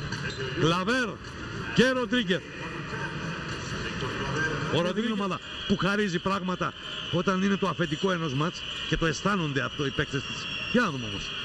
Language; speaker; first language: Greek; native; Greek